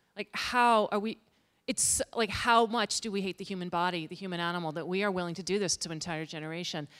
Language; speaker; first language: English; native; English